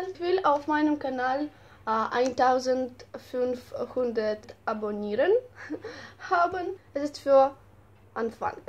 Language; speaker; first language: German; non-native, learner; Russian